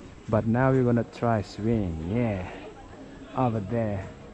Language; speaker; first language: English; non-native, learner; Indonesian